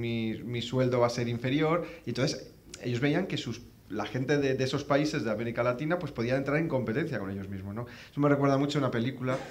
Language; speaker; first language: Spanish; native; Spanish